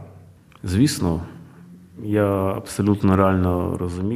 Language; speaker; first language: Polish; non-native, learner; Ukrainian